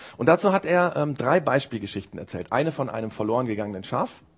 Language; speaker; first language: German; early bilingual, other home language; Japanese